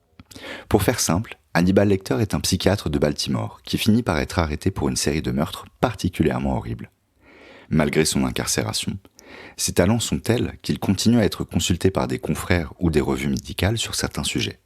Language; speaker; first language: French; native; French